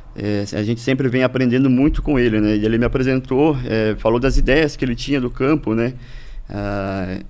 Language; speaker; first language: Portuguese; native; Portuguese